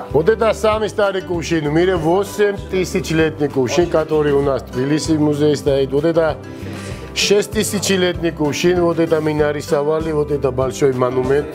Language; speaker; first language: Russian; non-native, fluent; Georgian